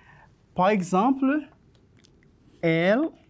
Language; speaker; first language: French; non-native, fluent; Spanish